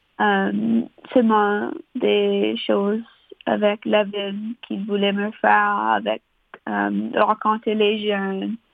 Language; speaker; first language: French; non-native, local second language; English